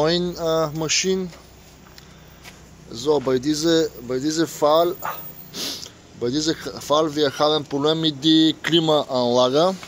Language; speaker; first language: German; non-native, fluent; Bulgarian